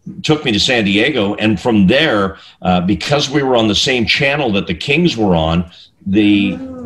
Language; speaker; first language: English; native; English